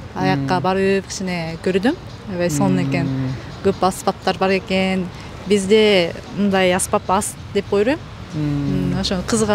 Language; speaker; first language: Kyrgyz; non-native, fluent; Japanese